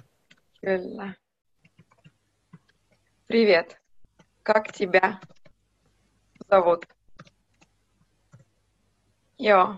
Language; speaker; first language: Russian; non-native, fluent; Finnish